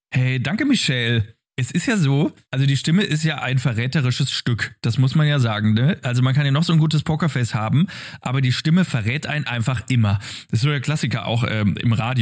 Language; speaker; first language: German; native; German